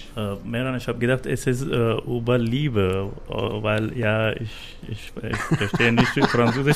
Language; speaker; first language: German; non-native, learner; Persian